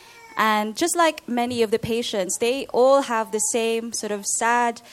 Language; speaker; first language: English; non-native, local second language; Filipino